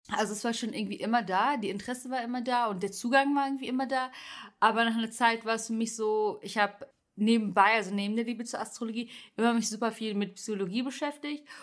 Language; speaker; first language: German; early bilingual, other home language; Turkish